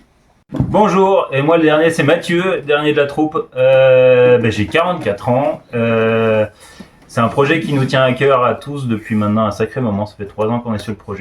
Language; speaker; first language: French; native; French